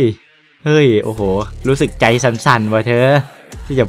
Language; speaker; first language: Thai; native; Thai